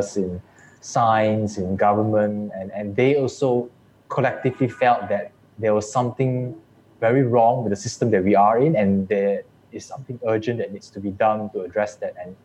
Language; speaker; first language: English; non-native, local second language; Chinese